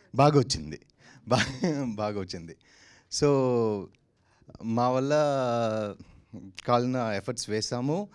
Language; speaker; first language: Telugu; non-native, learner; Tamil